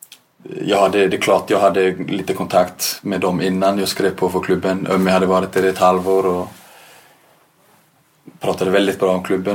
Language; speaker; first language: Swedish; non-native, fluent; Icelandic